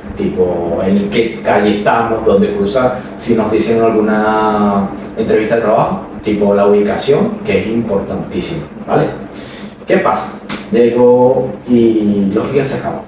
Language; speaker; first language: Spanish; native; Spanish